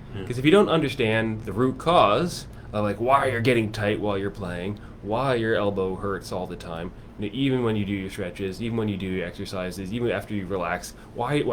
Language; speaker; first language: English; native; English